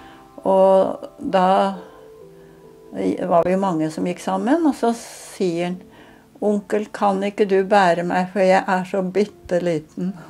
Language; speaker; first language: Norwegian; native; Norwegian